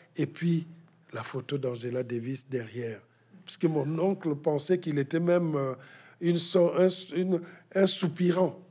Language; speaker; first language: French; non-native, local second language; Kituba (Democratic Republic of Congo)